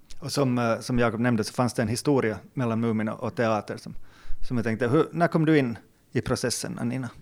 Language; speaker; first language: Swedish; native; Swedish